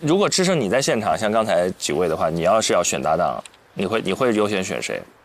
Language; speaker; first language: Chinese; native; Chinese